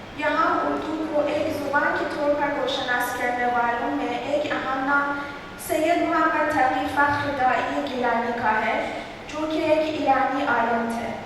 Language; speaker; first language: Urdu; non-native, fluent; Persian